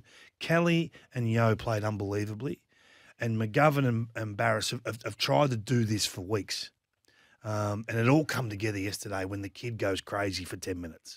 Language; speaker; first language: English; native; English